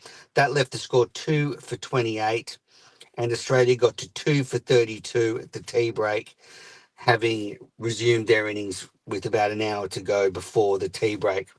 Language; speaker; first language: English; native; English